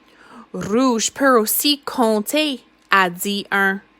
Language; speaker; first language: French; non-native, fluent; English